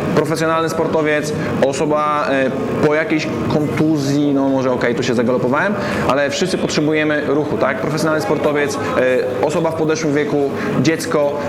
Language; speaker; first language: Polish; native; Polish